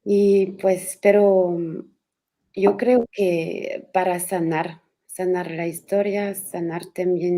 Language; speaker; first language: Spanish; non-native, learner; French